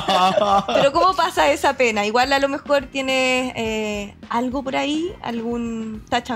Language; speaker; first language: Spanish; native; Spanish